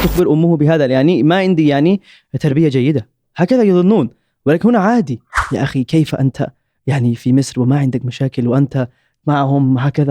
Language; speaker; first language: Arabic; non-native, learner; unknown